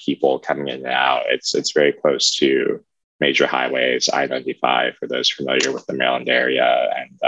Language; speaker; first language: English; native; English